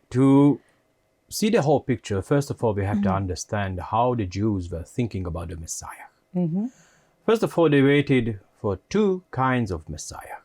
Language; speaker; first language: English; non-native, fluent; Hungarian